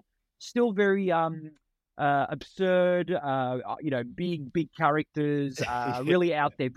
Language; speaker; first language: English; non-native, local second language; Italian